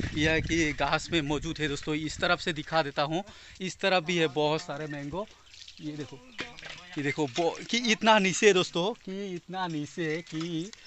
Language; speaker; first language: Hindi; non-native, local second language; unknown